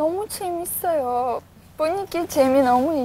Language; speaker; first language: Korean; non-native, fluent; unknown